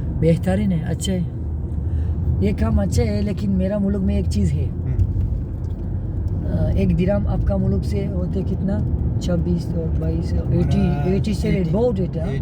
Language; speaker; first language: Hindi; non-native, learner; Tajik